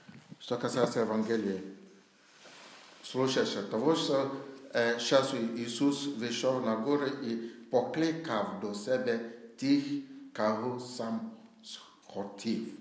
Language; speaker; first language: Ukrainian; non-native, learner; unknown